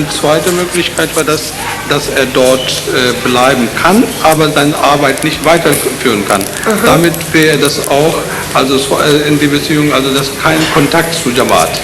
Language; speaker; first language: German; non-native, learner; Urdu